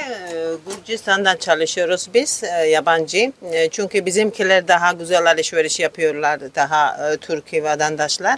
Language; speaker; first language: Turkish; non-native, learner; Georgian